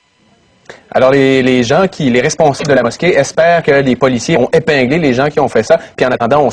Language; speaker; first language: French; native; French